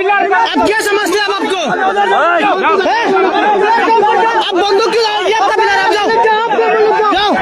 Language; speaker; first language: Hindi; non-native, learner; Bangla